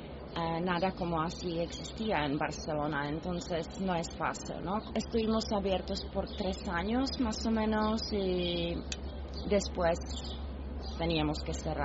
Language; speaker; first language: Spanish; non-native, learner; Czech